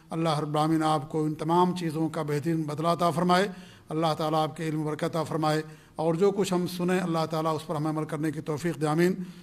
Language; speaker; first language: Urdu; native; Urdu